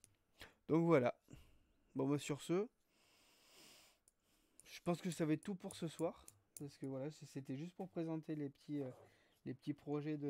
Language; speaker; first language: French; native; French